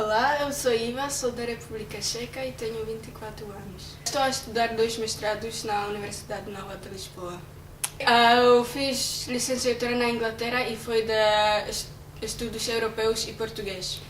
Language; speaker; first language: Portuguese; non-native, fluent; Czech